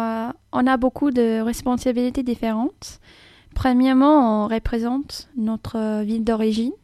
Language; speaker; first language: French; non-native, fluent; English